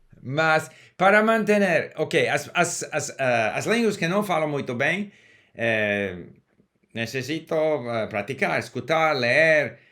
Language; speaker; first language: Portuguese; non-native, learner; English